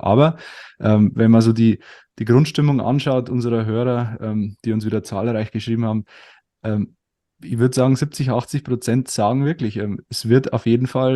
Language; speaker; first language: German; native; German